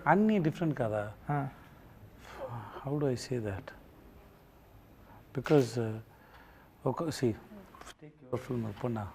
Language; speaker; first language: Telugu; non-native, learner; Tamil